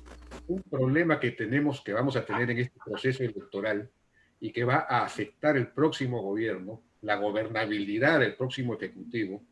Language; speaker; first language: Spanish; native; Spanish